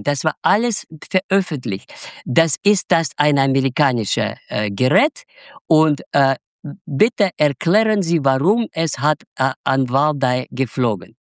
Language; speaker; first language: German; non-native, fluent; Russian